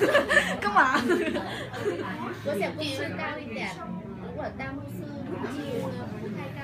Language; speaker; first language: Chinese; non-native, learner; Vietnamese